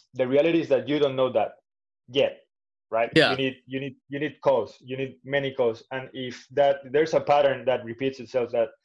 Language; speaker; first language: English; non-native, fluent; Spanish